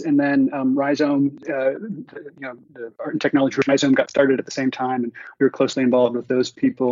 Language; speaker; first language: English; native; English